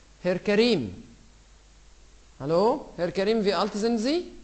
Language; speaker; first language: German; non-native, fluent; Arabic